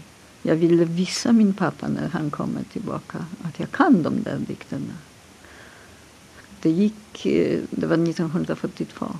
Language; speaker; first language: Swedish; non-native, fluent; Polish